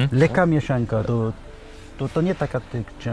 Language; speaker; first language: Polish; early bilingual, heritage; French